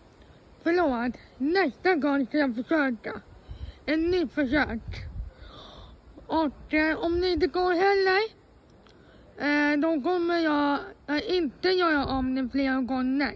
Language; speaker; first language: Swedish; non-native, fluent; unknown